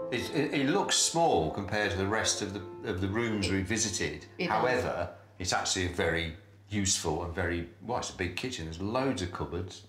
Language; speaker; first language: English; native; English